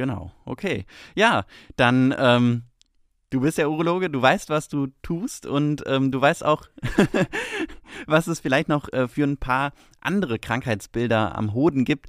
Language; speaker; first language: German; native; German